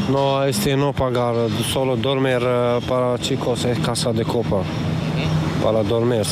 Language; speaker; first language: Spanish; non-native, learner; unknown